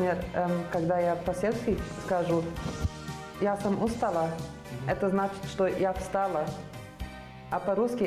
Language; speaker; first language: Russian; non-native, learner; Serbian